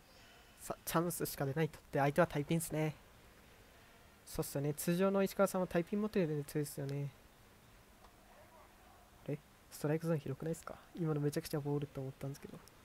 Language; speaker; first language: Japanese; native; Japanese